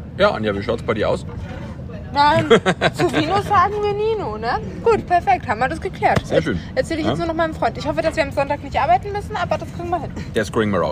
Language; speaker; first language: German; native; German